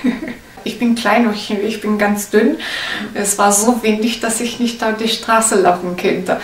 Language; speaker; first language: German; non-native, learner; Italian